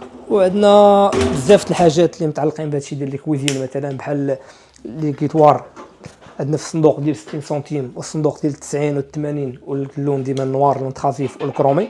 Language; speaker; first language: Arabic; native; Arabic